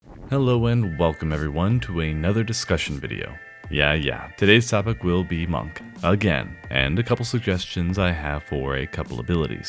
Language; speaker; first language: English; native; English